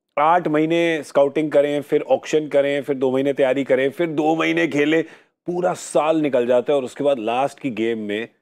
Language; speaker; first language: Hindi; native; Hindi